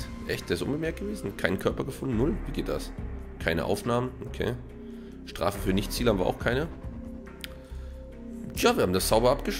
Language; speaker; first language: German; native; German